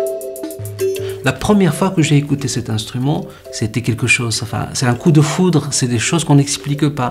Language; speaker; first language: French; non-native, local second language; Arabic